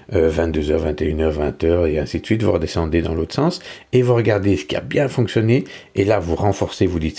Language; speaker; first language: French; native; French